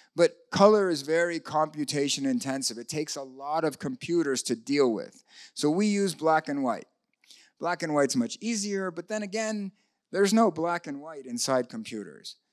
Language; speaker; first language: English; native; English